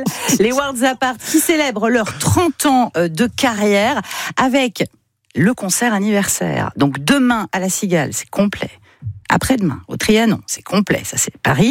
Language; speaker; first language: French; native; French